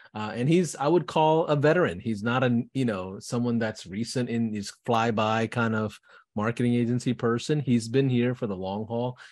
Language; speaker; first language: English; native; English